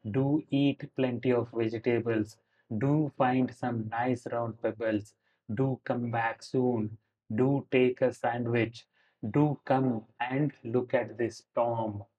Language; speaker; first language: English; non-native, local second language; Kannada